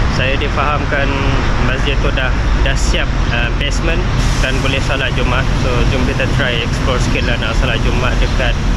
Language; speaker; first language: Malay; non-native, fluent; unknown